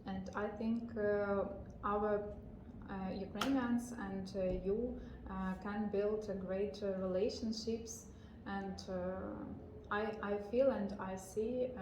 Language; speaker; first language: English; non-native, learner; Ukrainian